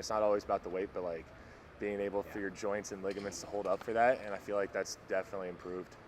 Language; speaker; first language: English; native; English